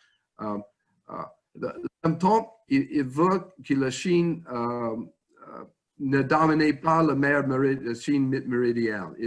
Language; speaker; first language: French; non-native, fluent; English